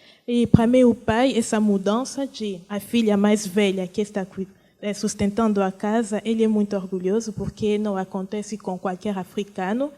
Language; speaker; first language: Portuguese; non-native, fluent; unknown